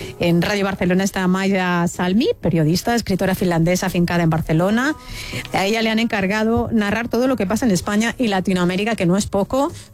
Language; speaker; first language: Spanish; native; Spanish